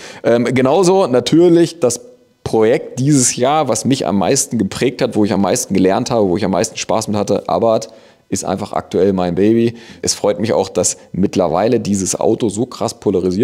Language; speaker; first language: German; native; German